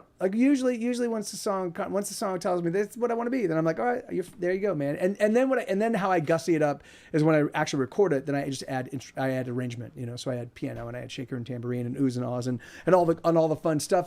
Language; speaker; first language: English; native; English